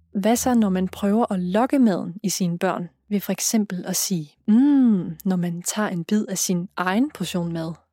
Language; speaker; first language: Danish; native; Danish